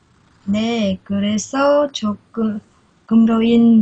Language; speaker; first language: Korean; non-native, learner; Vietnamese